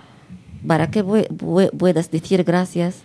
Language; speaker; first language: Spanish; non-native, fluent; Arabic